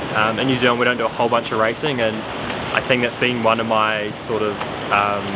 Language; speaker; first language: English; native; English